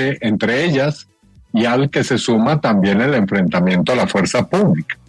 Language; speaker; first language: Spanish; native; Spanish